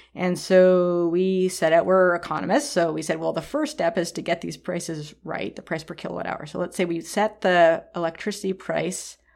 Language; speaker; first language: English; native; English